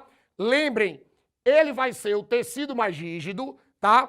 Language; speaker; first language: Portuguese; native; Portuguese